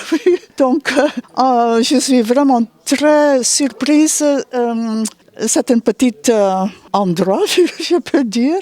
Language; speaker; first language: French; non-native, fluent; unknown